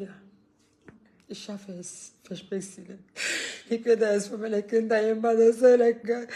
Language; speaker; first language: German; non-native, learner; English